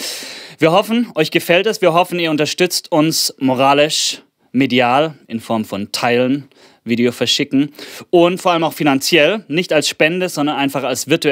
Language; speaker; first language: German; native; German